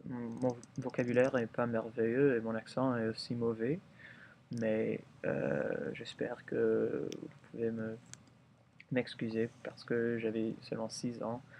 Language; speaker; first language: French; early bilingual, other home language; English